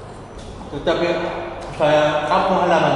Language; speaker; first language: Indonesian; non-native, learner; Korean